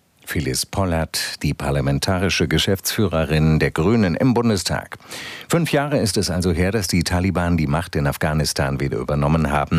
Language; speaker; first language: German; native; German